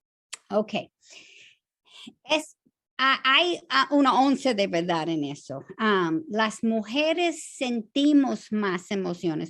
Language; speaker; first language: Spanish; non-native, fluent; English